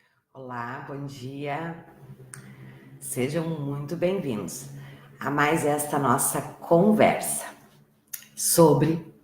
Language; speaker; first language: Portuguese; native; Portuguese